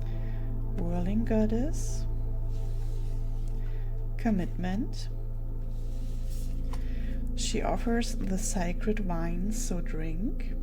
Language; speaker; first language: English; non-native, fluent; German